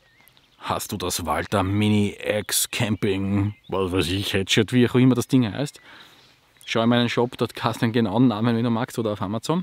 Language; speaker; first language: German; native; German